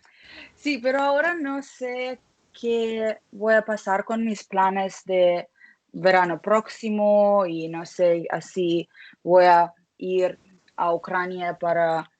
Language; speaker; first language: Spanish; non-native, learner; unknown